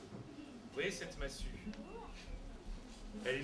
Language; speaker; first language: French; native; French